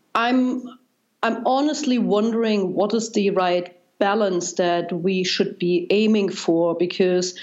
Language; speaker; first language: English; non-native, fluent; German